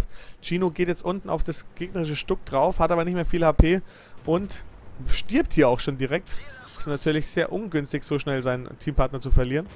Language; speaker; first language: German; native; German